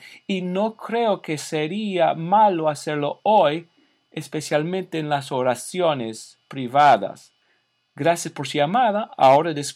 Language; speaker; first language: Spanish; non-native, fluent; English